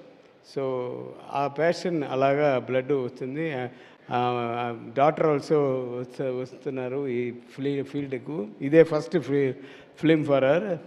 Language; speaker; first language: Telugu; non-native, learner; Tamil